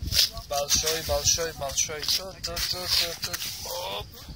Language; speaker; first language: Russian; non-native, learner; Turkish